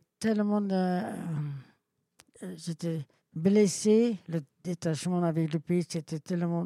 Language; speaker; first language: French; non-native, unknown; Persian